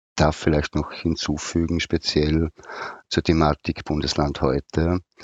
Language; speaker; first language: German; native; German